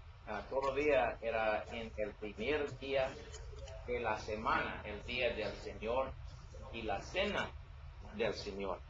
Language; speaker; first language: Spanish; non-native, learner; English